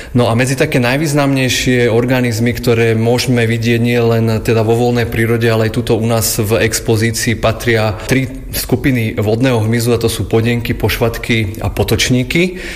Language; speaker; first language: Slovak; native; Slovak